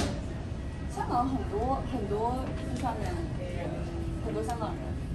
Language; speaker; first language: Chinese; early bilingual, heritage; Chinese